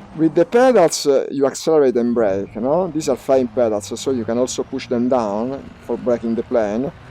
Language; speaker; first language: English; non-native, fluent; Italian